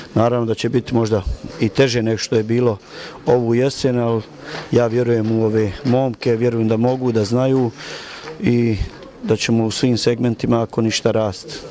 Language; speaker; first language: Bosnian; native; Bosnian